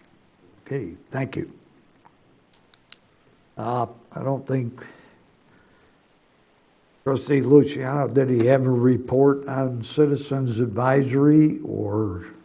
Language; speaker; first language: English; native; English